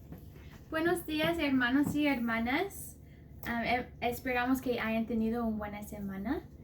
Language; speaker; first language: Spanish; non-native, fluent; English